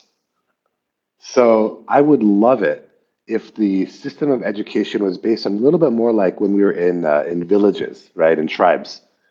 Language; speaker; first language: English; native; English